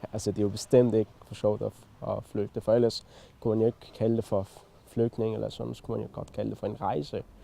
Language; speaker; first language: Danish; non-native, fluent; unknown